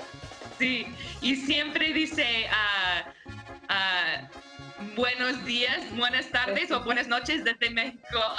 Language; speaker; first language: Spanish; non-native, learner; English